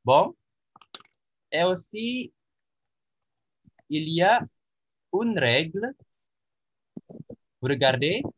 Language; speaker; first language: French; non-native, learner; Indonesian